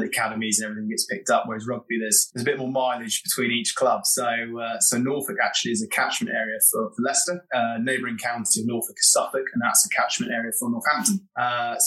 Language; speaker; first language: English; native; English